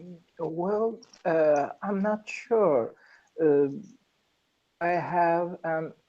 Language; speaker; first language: English; non-native, learner; Persian